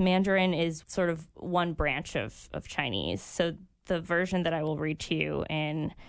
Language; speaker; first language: English; early bilingual, other home language; French